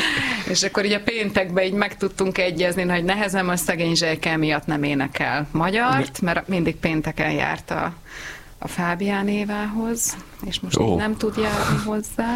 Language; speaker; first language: Hungarian; native; Hungarian